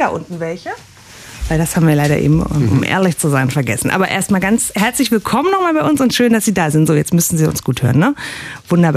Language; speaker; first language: German; native; German